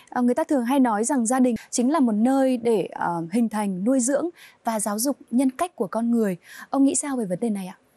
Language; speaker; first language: Vietnamese; native; Vietnamese